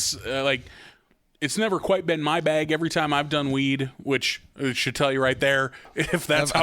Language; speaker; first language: English; native; English